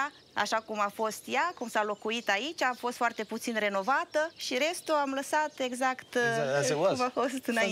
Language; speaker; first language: Romanian; non-native, local second language; Russian